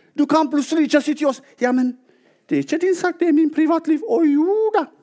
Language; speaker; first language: Norwegian; non-native, fluent; Tigrinya